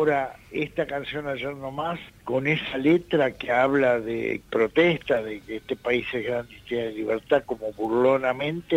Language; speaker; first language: Spanish; native; Spanish